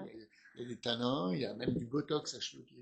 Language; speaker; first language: French; native; French